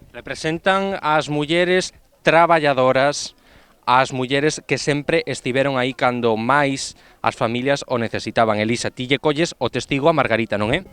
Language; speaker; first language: Galician; native; Galician